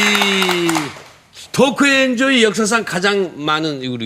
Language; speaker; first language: Korean; native; Korean